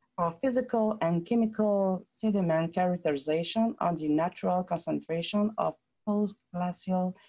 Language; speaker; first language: English; non-native, fluent; French